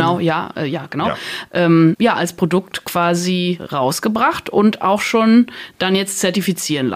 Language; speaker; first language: German; native; German